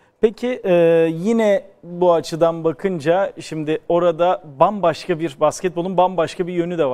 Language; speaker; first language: Turkish; native; Turkish